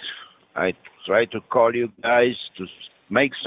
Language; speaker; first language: English; non-native, learner; French